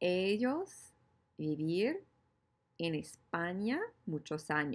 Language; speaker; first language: Spanish; non-native, fluent; English